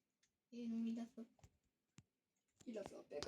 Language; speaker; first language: French; native; French